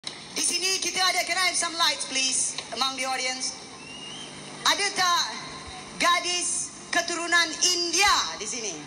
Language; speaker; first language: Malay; native; Malay